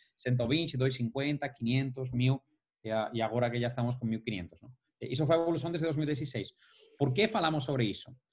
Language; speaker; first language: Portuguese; non-native, fluent; Spanish